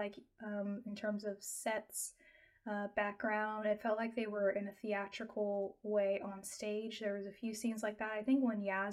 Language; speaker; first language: English; native; English